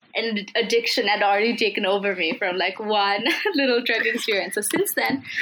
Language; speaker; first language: English; non-native, local second language; Nepali